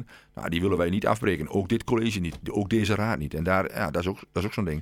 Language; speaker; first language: Dutch; native; Dutch